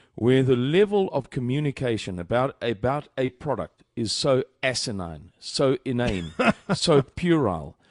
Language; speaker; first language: English; native; English